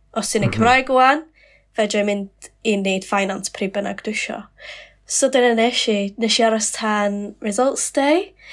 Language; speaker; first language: Welsh; non-native, local second language; English